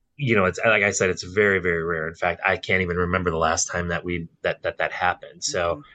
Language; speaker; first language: English; native; English